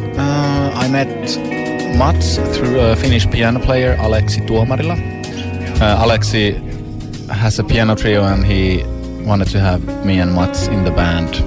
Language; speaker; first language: English; non-native, fluent; Norwegian